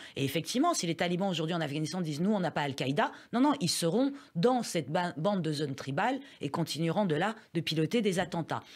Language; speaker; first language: French; early bilingual, other home language; Persian